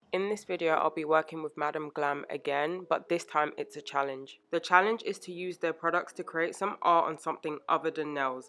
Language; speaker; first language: English; native; English